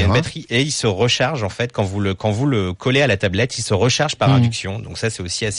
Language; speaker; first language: French; native; French